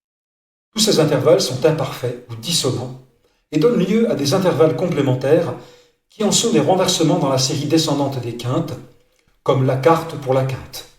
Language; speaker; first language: French; native; French